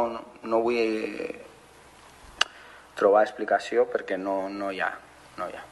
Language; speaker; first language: Catalan; non-native, fluent; Spanish